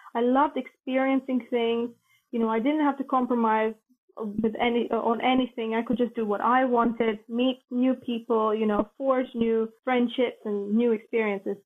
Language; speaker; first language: English; non-native, fluent; Latvian